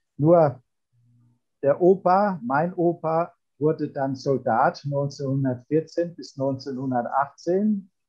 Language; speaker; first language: German; native; German